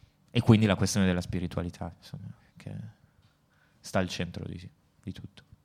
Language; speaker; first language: Italian; native; Italian